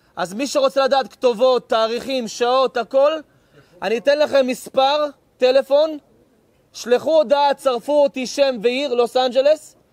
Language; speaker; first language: Hebrew; native; Hebrew